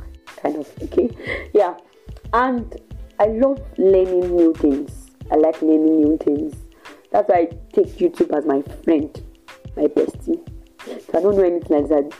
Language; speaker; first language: English; non-native, local second language; Yoruba